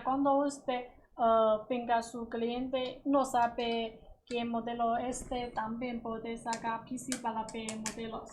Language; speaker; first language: Spanish; non-native, learner; Chinese